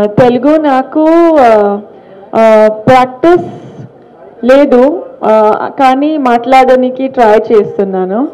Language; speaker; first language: Telugu; non-native, learner; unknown